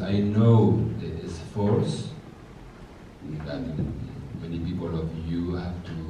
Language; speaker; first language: English; non-native, learner; Spanish